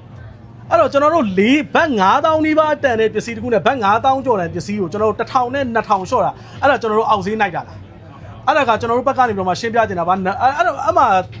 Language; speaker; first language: Burmese; native; Burmese